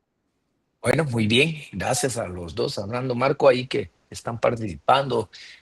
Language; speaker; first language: Spanish; native; Spanish